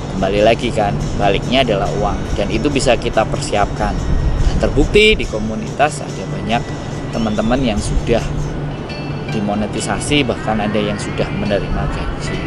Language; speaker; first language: Indonesian; native; Indonesian